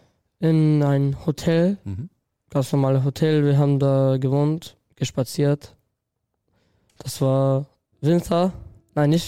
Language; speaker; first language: German; non-native, learner; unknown